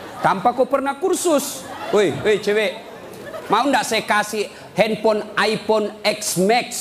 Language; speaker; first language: Indonesian; native; Indonesian